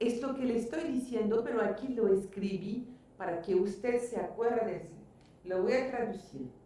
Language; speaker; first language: Spanish; non-native, fluent; French